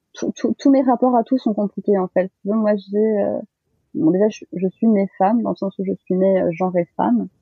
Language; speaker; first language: French; early bilingual, other home language; Malagasy